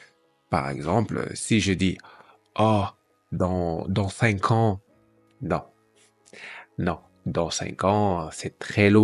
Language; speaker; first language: French; non-native, fluent; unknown